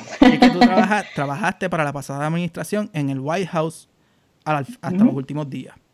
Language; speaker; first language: Spanish; native; Spanish